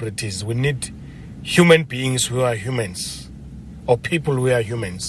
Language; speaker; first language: English; non-native, local second language; Xhosa